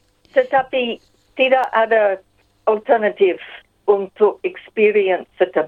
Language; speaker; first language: Indonesian; non-native, fluent; English